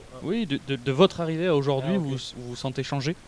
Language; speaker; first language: French; native; French